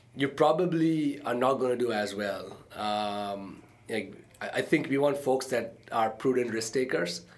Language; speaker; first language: English; early bilingual, other home language; Arabic